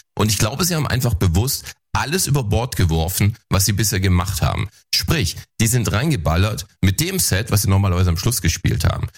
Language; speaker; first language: German; native; German